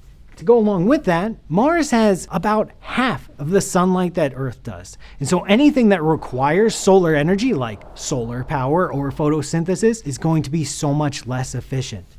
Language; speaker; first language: English; native; English